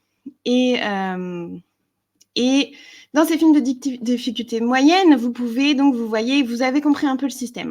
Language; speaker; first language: French; native; French